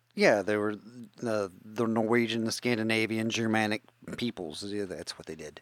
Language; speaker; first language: English; native; English